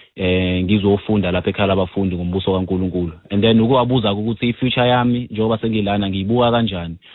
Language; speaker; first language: Zulu; native; Zulu